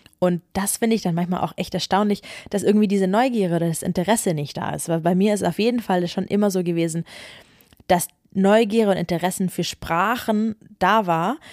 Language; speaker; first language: German; native; German